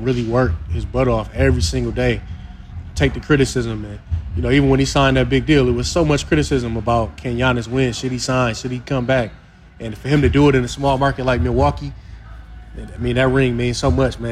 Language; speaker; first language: English; native; English